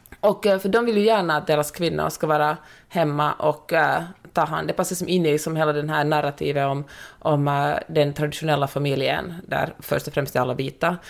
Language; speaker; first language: Swedish; native; Swedish